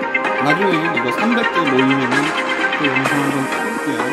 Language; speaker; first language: Korean; native; Korean